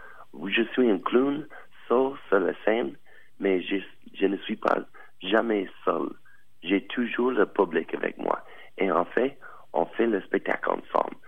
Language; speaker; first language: French; non-native, learner; English